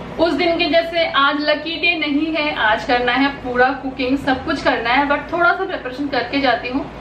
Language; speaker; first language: Hindi; non-native, local second language; Bangla